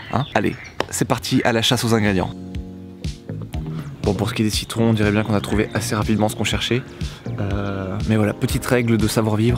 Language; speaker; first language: French; native; French